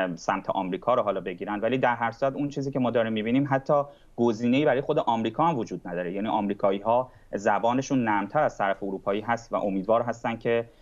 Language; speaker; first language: Persian; native; Persian